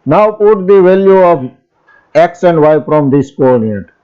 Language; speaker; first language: English; non-native, local second language; Gujarati